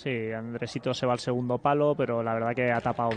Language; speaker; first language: Spanish; native; Spanish